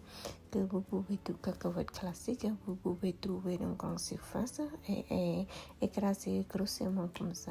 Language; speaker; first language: French; non-native, fluent; Khmer